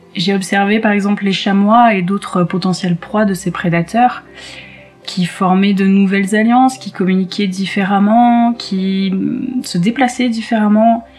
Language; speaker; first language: French; native; French